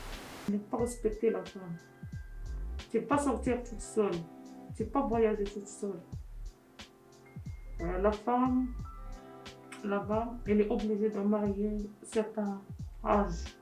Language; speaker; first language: French; non-native, learner; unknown